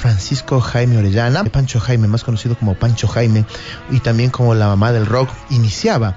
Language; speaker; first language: Spanish; native; Spanish